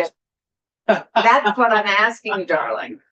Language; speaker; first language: English; native; English